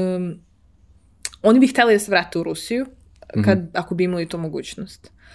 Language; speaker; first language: Serbian; early bilingual, heritage; Serbian